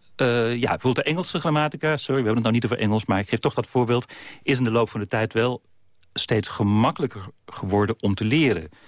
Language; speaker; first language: Dutch; native; Dutch